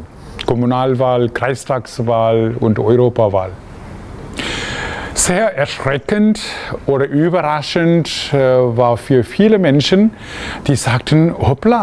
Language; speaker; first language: German; non-native, fluent; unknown